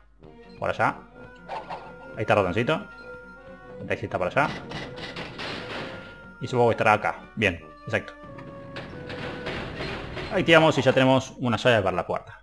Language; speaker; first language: Spanish; native; Spanish